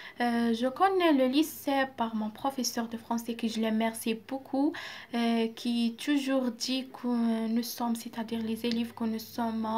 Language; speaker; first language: French; non-native, local second language; Arabic